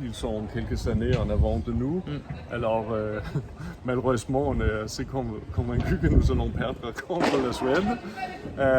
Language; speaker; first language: French; non-native, fluent; Danish